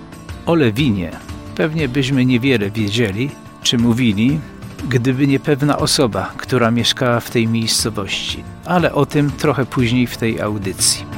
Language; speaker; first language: Polish; native; Polish